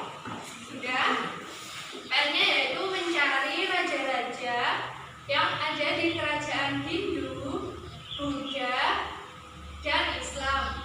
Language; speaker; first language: Indonesian; native; Indonesian